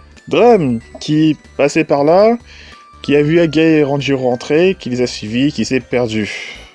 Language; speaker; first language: French; native; French